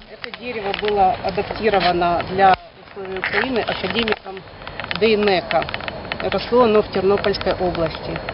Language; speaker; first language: Russian; non-native, local second language; Ukrainian